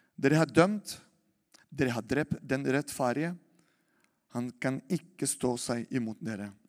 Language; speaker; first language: Norwegian; non-native, fluent; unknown